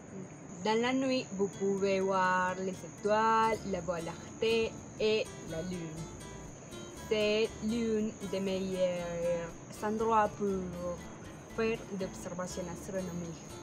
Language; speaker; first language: French; non-native, learner; Spanish